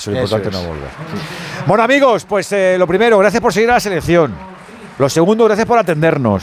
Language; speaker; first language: Spanish; native; Spanish